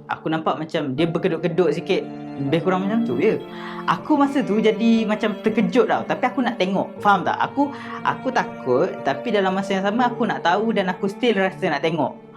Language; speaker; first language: Malay; native; Malay